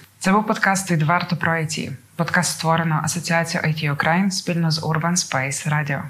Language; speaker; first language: Ukrainian; native; Ukrainian